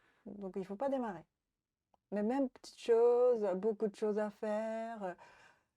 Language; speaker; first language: French; non-native, fluent; Japanese